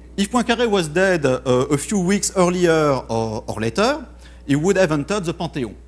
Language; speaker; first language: English; non-native, fluent; French